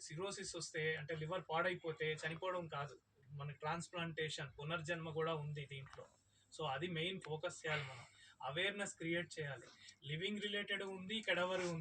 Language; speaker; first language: Telugu; native; Telugu